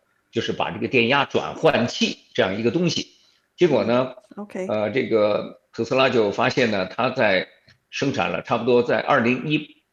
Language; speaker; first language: Chinese; native; Chinese